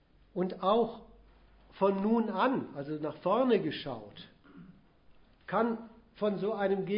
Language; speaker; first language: German; native; German